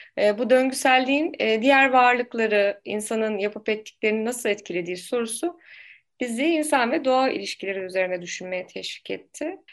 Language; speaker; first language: Turkish; native; Turkish